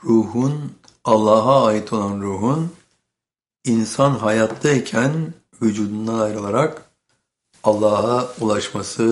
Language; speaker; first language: Turkish; native; Turkish